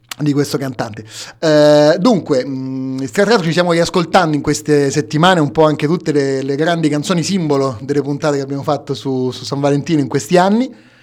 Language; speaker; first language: Italian; native; Italian